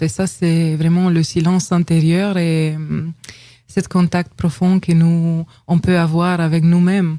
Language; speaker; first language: French; non-native, fluent; Romanian